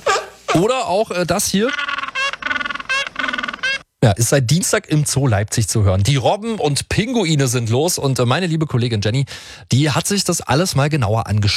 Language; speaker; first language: German; native; German